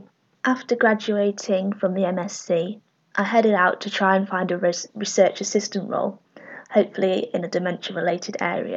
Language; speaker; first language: English; native; English